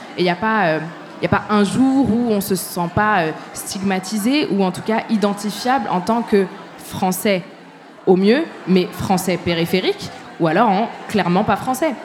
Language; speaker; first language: French; early bilingual, other home language; Arabic